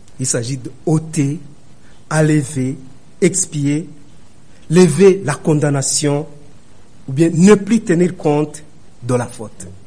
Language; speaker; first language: French; non-native, local second language; Rundi